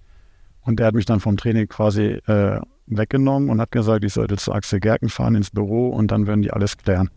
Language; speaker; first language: German; native; German